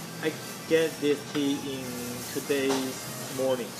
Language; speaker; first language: English; non-native, learner; Chinese